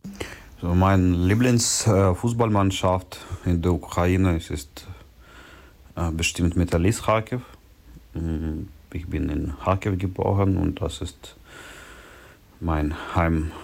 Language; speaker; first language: German; non-native, learner; Ukrainian